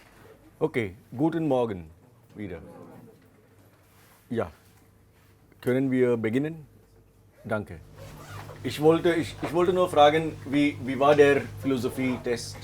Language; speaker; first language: German; non-native, fluent; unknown